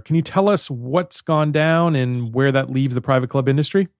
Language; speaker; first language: English; native; English